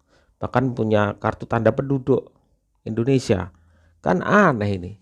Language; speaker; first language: Indonesian; native; Indonesian